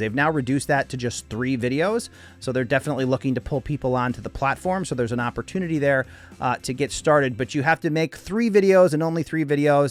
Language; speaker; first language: English; native; English